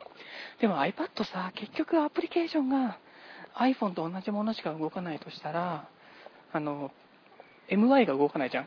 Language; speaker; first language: Japanese; native; Japanese